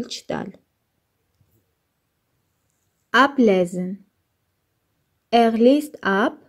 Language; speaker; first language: German; non-native, fluent; Armenian